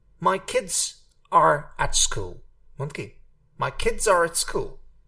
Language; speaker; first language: English; non-native, fluent; Hungarian